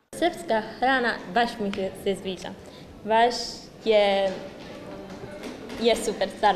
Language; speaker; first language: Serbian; non-native, learner; Italian